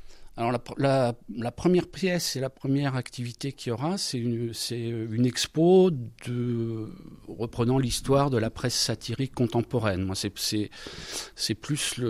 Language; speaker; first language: French; native; French